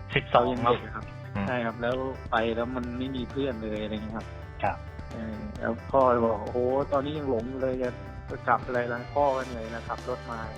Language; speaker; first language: Thai; native; Thai